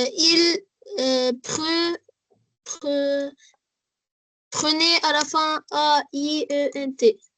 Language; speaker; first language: French; non-native, learner; Arabic